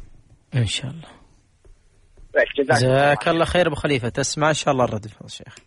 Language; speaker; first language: Arabic; native; Arabic